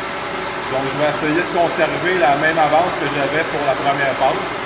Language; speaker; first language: French; native; French